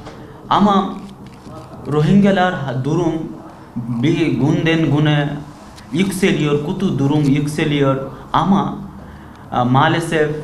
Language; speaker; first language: Turkish; non-native, learner; Bangla